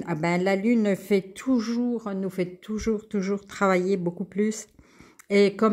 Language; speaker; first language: French; native; French